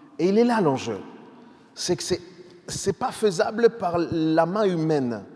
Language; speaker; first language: French; non-native, fluent; Spanish